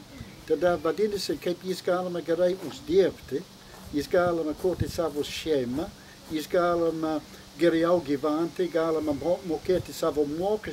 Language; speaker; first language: Lithuanian; non-native, learner; English